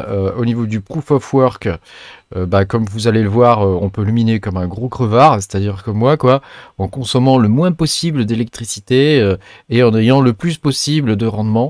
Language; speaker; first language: French; native; French